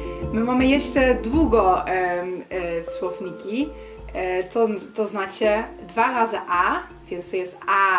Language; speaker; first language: Polish; non-native, learner; Dutch